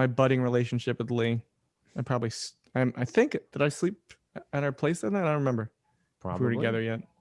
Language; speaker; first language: English; native; English